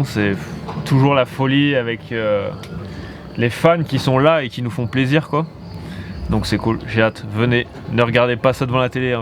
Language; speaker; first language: French; native; French